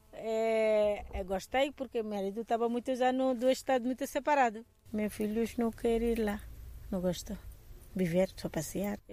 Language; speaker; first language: Portuguese; non-native, learner; Bangla